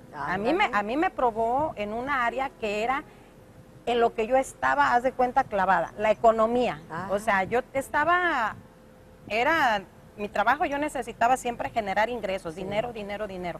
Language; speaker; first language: Spanish; native; Spanish